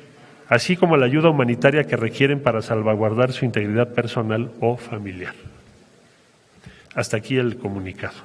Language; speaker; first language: Spanish; native; Spanish